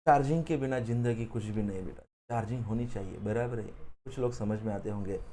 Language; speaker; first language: Hindi; non-native, local second language; Marathi